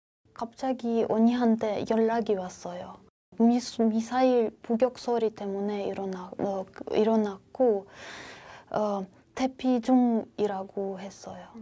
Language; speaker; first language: Korean; non-native, learner; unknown